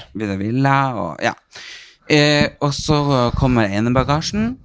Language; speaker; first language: Norwegian; native; Norwegian